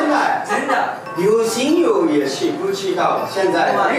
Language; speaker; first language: Chinese; non-native, fluent; Japanese